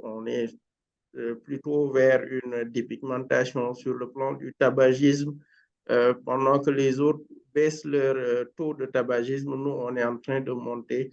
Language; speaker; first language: French; non-native, local second language; Wolof